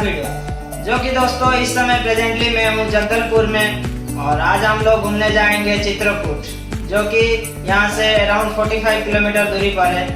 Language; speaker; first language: Hindi; native; Hindi